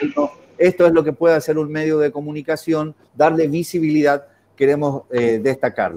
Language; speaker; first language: Spanish; native; Spanish